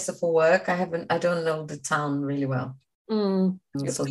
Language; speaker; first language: English; non-native, fluent; Portuguese